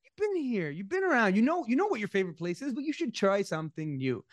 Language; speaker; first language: English; native; English